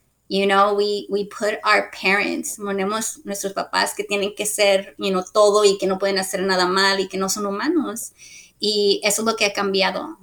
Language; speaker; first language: Spanish; early bilingual, heritage; Spanish